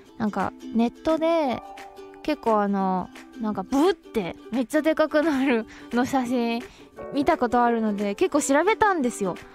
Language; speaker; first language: Japanese; non-native, fluent; Chinese